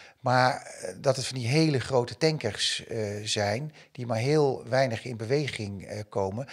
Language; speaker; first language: Dutch; native; Dutch